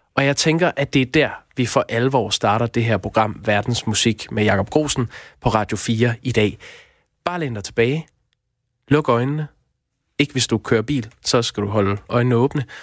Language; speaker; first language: Danish; native; Danish